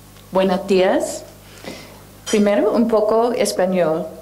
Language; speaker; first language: Spanish; non-native, learner; English